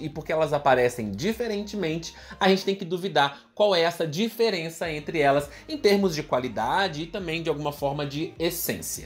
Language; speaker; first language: Portuguese; native; Portuguese